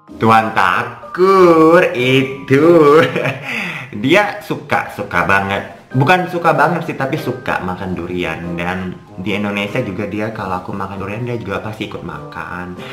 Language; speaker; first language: Indonesian; native; Indonesian